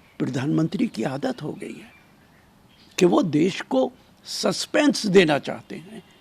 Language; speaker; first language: Hindi; native; Hindi